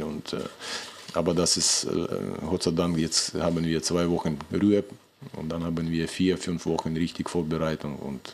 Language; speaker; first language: German; non-native, fluent; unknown